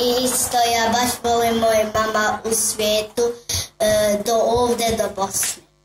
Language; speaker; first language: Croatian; early bilingual, heritage; Bosnian